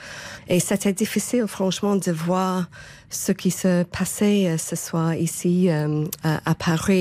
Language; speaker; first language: French; non-native, fluent; English